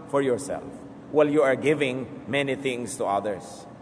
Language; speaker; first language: English; non-native, local second language; Filipino